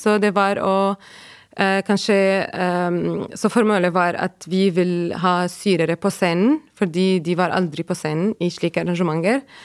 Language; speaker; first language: Norwegian; non-native, fluent; Arabic